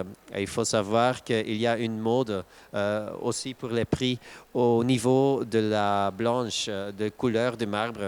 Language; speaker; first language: French; non-native, local second language; Dutch